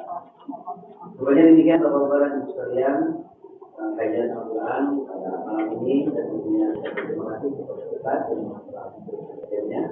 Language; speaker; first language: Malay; non-native, local second language; Sundanese